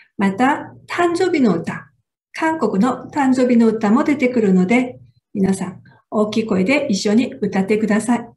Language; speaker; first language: Japanese; non-native, fluent; Korean